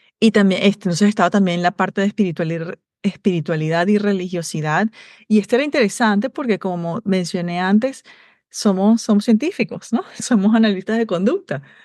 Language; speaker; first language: Spanish; native; Spanish